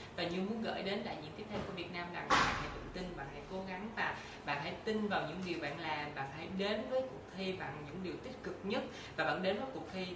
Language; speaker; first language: Vietnamese; native; Vietnamese